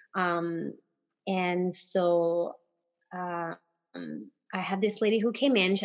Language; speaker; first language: English; non-native, fluent; French